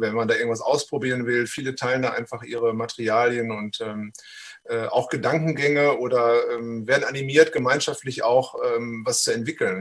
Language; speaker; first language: German; native; German